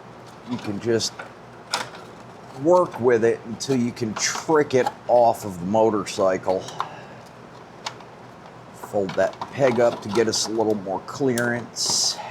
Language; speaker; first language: English; native; English